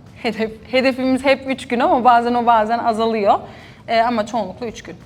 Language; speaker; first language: Turkish; early bilingual, heritage; Turkish